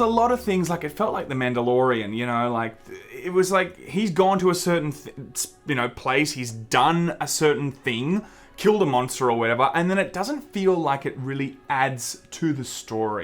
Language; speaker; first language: English; native; English